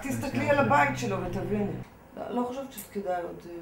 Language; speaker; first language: Hebrew; native; Hebrew